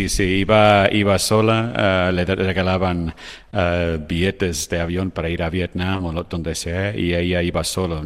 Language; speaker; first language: Spanish; non-native, fluent; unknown